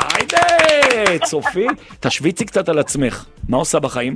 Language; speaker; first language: Hebrew; native; Hebrew